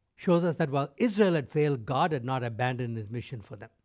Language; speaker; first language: English; non-native, local second language; Tamil